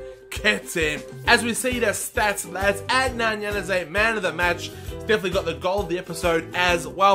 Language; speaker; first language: English; native; English